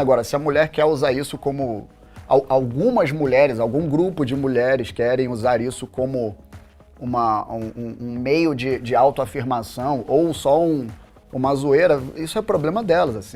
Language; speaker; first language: Portuguese; native; Portuguese